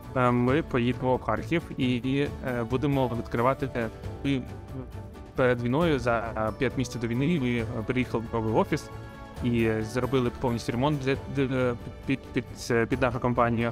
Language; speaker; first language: Ukrainian; non-native, local second language; Russian